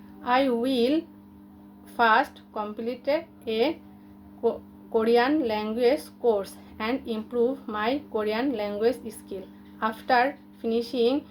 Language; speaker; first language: English; non-native, local second language; Bangla